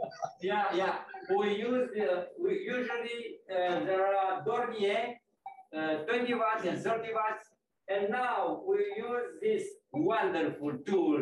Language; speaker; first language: English; non-native, fluent; Romanian